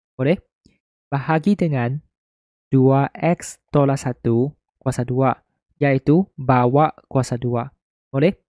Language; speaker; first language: Malay; non-native, local second language; Chinese